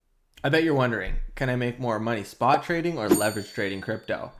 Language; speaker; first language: English; native; English